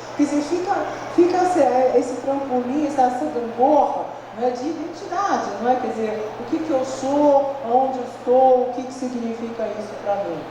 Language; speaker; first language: Portuguese; native; Portuguese